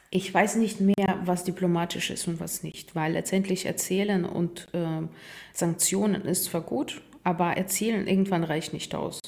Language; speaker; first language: German; non-native, fluent; Russian